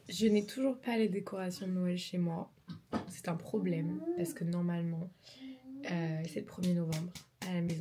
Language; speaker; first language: French; native; French